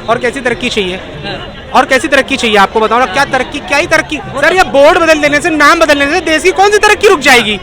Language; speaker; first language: Hindi; native; Hindi